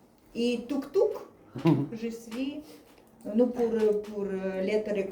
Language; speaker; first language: French; non-native, learner; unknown